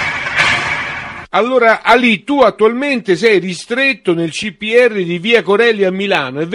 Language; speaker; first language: Italian; native; Italian